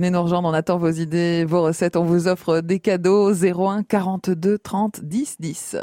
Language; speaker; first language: French; native; French